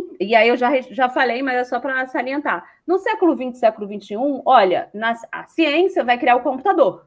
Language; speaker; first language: Portuguese; native; Portuguese